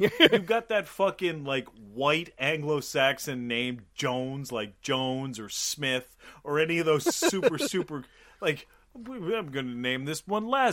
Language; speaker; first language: English; native; English